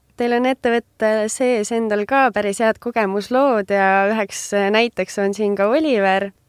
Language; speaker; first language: Estonian; native; Estonian